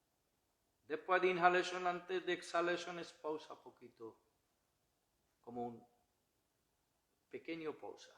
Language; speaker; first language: Spanish; non-native, learner; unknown